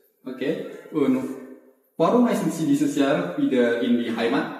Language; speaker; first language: German; non-native, fluent; Indonesian